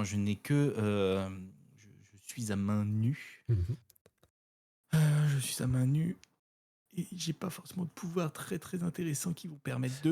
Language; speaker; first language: French; native; French